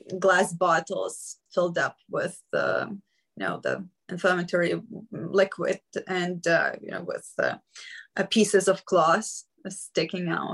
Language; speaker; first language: English; non-native, fluent; Ukrainian